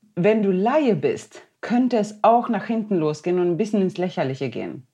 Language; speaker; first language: German; non-native, fluent; Swedish